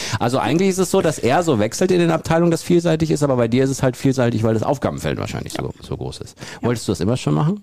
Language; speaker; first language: German; native; German